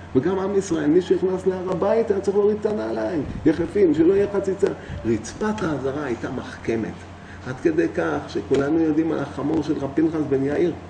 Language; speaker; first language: Hebrew; native; Hebrew